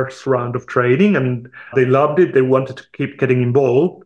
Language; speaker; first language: English; non-native, fluent; Spanish